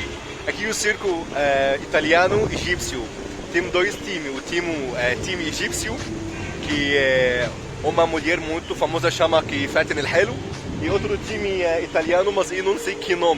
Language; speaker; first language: Portuguese; non-native, fluent; Arabic